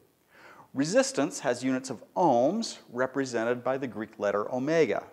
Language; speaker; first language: English; native; English